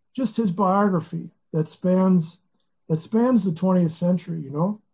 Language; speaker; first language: English; native; English